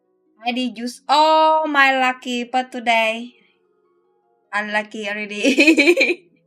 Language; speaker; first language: English; non-native, learner; Vietnamese